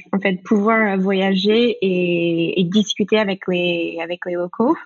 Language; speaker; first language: French; non-native, fluent; English